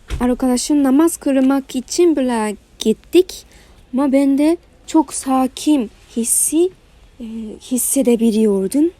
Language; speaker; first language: Turkish; non-native, learner; Japanese